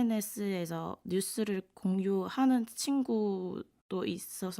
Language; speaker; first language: Korean; non-native, fluent; Cantonese